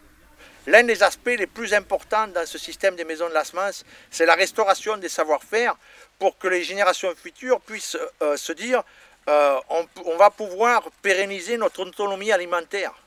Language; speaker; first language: French; native; French